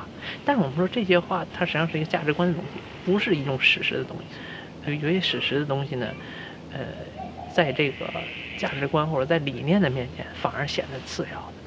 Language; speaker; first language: Chinese; native; Chinese